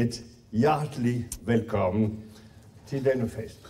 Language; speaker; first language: Danish; non-native, fluent; French